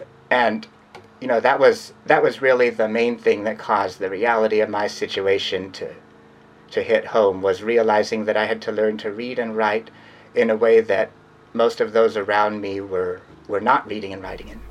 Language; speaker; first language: English; native; English